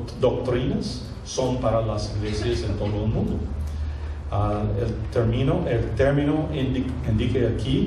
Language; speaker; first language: Spanish; non-native, fluent; English